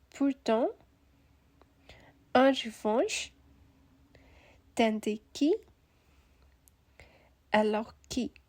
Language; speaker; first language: French; non-native, learner; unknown